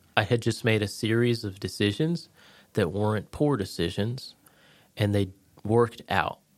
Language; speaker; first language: English; native; English